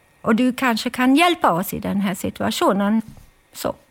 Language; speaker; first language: Swedish; non-native, fluent; German